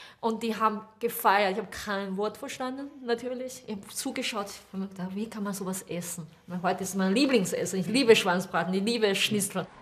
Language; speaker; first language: German; non-native, fluent; Chinese